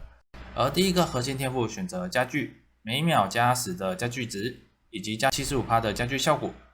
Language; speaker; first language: Chinese; native; Chinese